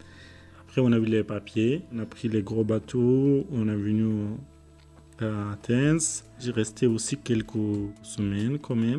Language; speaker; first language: French; non-native, learner; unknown